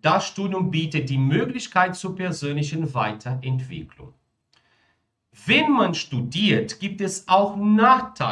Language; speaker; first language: German; non-native, fluent; Portuguese